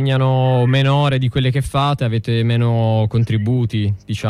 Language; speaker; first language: Italian; native; Italian